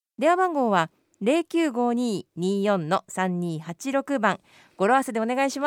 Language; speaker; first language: Japanese; native; Japanese